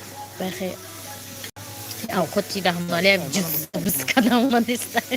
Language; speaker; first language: Persian; native; Persian